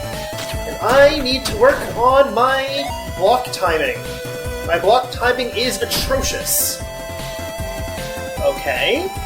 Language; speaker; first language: English; native; English